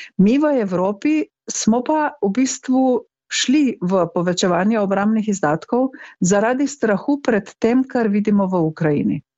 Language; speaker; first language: Slovenian; native; Slovenian